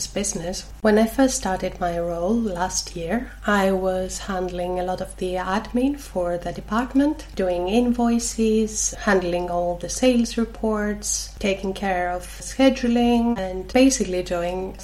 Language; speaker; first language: English; non-native, fluent; Greek